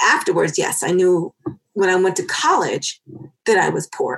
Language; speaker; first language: English; native; English